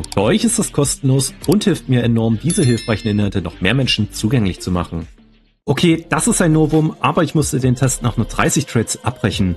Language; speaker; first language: German; native; German